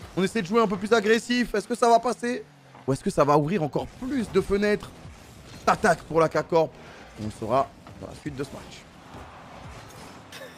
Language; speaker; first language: French; native; French